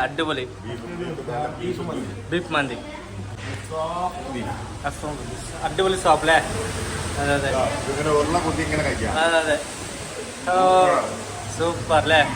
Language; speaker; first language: Malayalam; non-native, learner; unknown